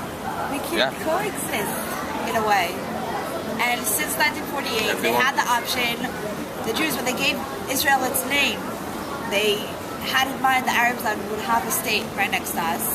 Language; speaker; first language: English; non-native, fluent; Hebrew